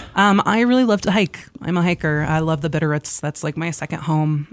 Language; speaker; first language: English; native; English